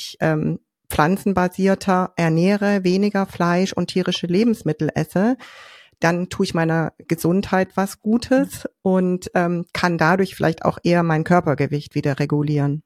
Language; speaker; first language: German; native; German